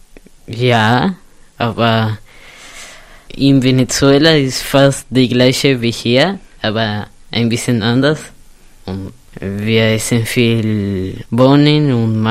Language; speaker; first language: German; non-native, learner; Spanish